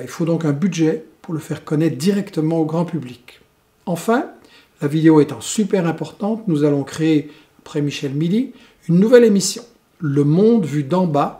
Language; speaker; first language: French; native; French